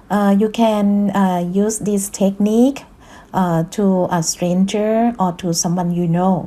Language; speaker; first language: English; non-native, fluent; Thai